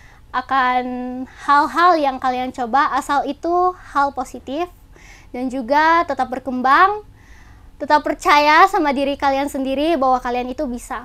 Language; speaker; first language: Indonesian; native; Indonesian